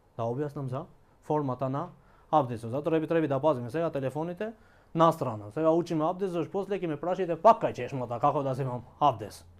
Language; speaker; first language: Macedonian; non-native, local second language; Albanian